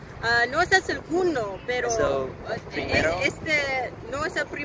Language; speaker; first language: Spanish; non-native, learner; English